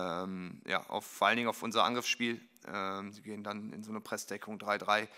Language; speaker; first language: German; native; German